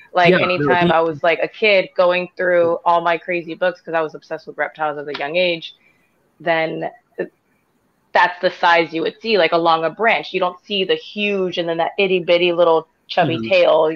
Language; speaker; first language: English; native; English